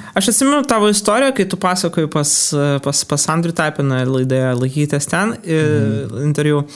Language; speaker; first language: Lithuanian; native; Lithuanian